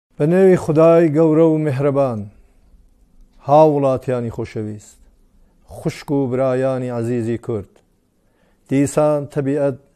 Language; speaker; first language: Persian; non-native, local second language; Azerbaijani